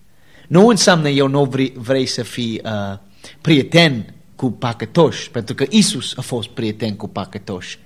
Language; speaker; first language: Romanian; non-native, learner; English